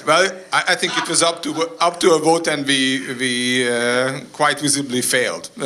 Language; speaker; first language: English; non-native, fluent; Hungarian